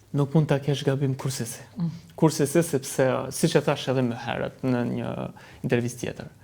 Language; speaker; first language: Albanian; early bilingual, heritage; Albanian